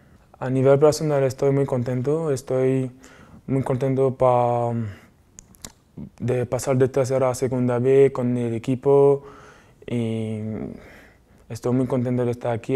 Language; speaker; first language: Spanish; non-native, fluent; French